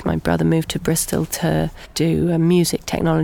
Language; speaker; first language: English; native; English